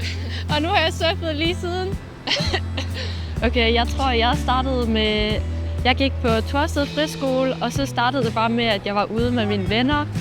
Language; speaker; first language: Danish; native; Danish